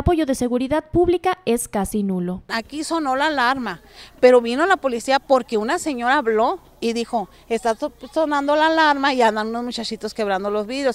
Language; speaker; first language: Spanish; native; Spanish